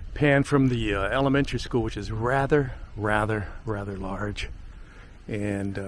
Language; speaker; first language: English; native; English